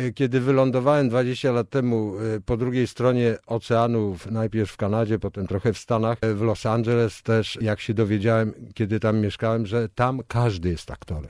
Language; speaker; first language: Polish; native; Polish